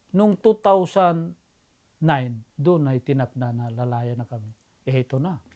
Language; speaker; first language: Filipino; non-native, local second language; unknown